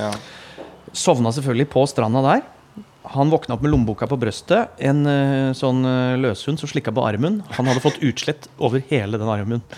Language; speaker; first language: Norwegian; native; Norwegian